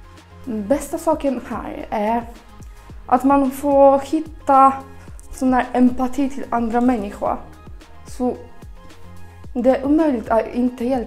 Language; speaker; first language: Swedish; early bilingual, other home language; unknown